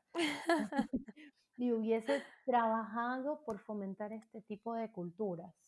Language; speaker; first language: Spanish; native; Spanish